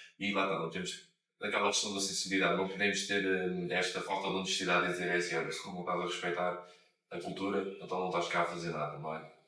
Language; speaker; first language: Portuguese; native; Portuguese